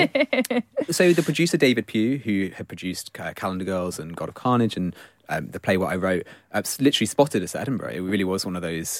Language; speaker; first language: English; native; English